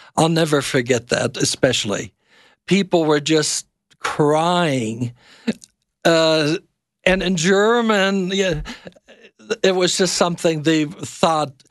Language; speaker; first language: English; non-native, fluent; German